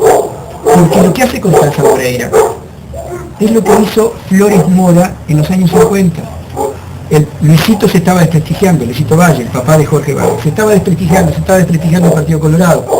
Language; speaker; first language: Spanish; native; Spanish